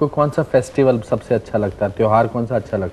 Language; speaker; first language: Hindi; native; Hindi